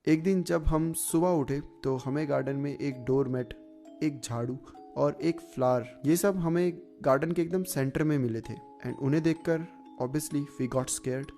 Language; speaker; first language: Hindi; native; Hindi